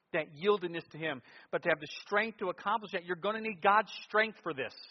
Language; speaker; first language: English; native; English